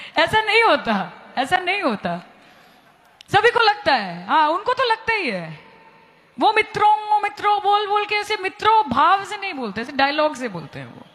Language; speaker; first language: Hindi; non-native, local second language; Bangla